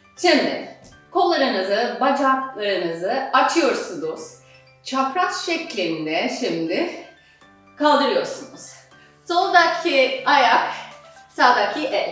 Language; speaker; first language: Turkish; non-native, fluent; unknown